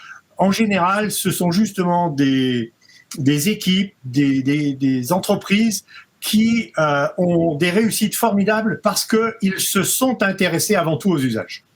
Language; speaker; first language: French; native; French